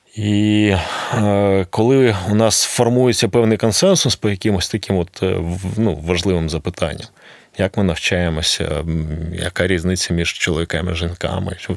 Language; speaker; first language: Ukrainian; non-native, local second language; Russian